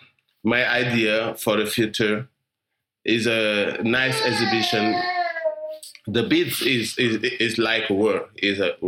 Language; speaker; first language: English; non-native, learner; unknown